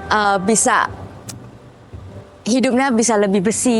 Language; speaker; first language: Indonesian; early bilingual, heritage; Indonesian